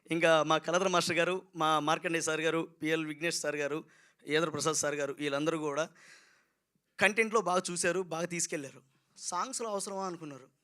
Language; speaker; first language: Telugu; native; Telugu